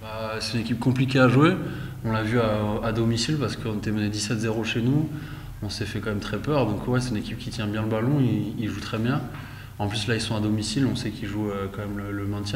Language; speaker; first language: French; native; French